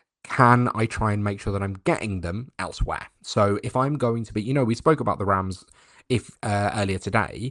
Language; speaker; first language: English; native; English